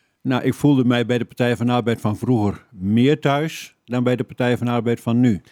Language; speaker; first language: Dutch; native; Dutch